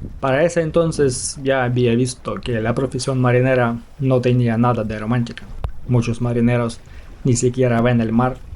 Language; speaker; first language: Spanish; non-native, fluent; Ukrainian